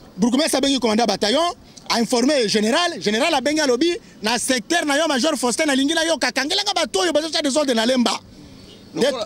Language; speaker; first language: Lingala; native; Lingala